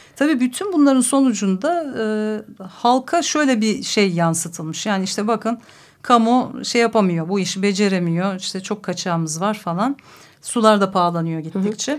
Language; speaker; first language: Turkish; native; Turkish